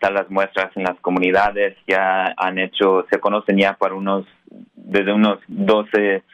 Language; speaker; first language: Spanish; early bilingual, heritage; Spanish